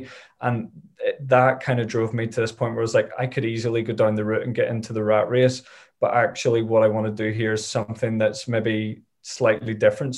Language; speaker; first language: English; native; English